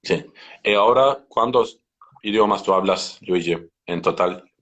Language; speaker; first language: Spanish; non-native, learner; Turkish